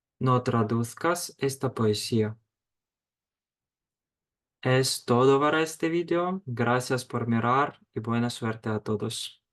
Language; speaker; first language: Spanish; non-native, fluent; Ukrainian